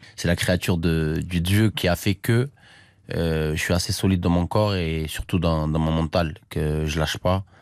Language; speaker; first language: French; early bilingual, other home language; Armenian